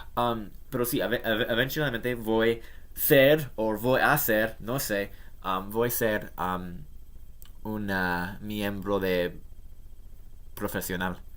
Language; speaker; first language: Spanish; non-native, learner; English